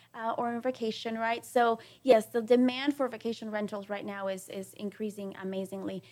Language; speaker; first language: English; non-native, fluent; Spanish